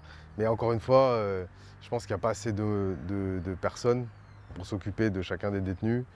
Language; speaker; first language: French; native; French